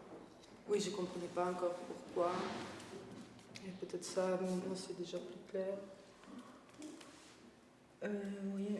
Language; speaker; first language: French; non-native, fluent; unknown